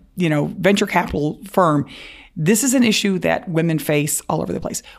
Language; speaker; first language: English; native; English